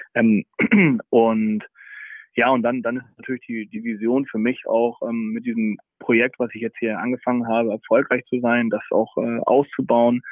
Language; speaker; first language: German; native; German